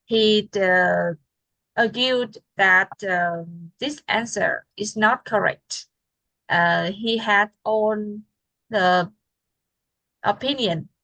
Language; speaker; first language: English; non-native, fluent; Vietnamese